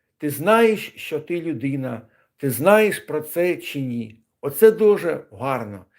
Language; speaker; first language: Ukrainian; non-native, local second language; Russian